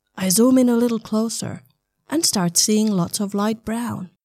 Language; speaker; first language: English; non-native, fluent; Finnish